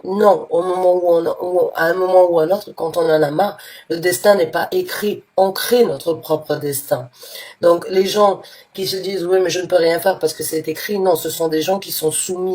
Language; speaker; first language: French; native; French